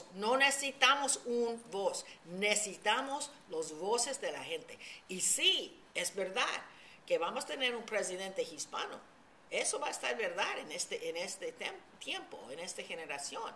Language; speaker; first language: Spanish; early bilingual, heritage; Spanish